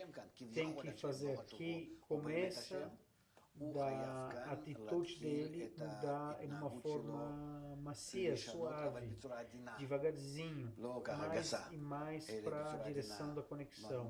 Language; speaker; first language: Portuguese; non-native, fluent; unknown